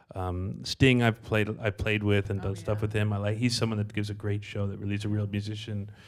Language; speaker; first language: English; native; English